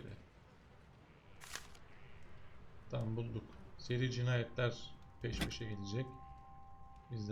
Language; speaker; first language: Turkish; native; Turkish